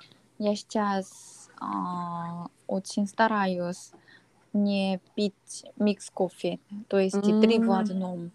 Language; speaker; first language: Russian; non-native, learner; Korean